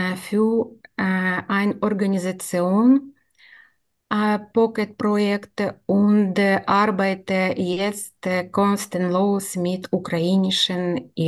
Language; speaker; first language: German; non-native, learner; Ukrainian